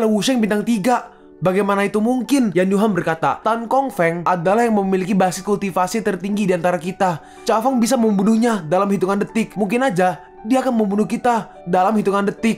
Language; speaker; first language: Indonesian; native; Indonesian